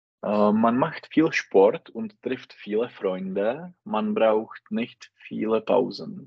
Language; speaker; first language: German; non-native, learner; Czech